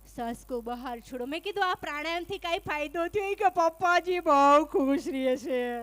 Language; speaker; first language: Hindi; non-native, local second language; Gujarati